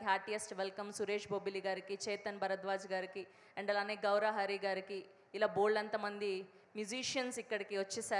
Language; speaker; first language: Telugu; native; Telugu